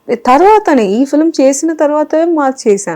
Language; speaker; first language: Telugu; non-native, fluent; Kannada